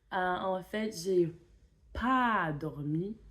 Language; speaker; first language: French; non-native, fluent; English